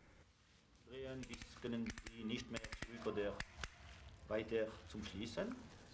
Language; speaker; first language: German; non-native, learner; French